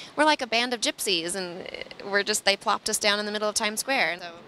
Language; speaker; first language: English; native; English